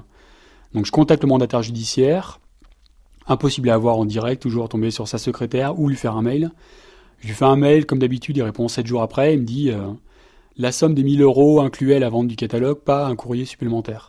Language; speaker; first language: French; native; French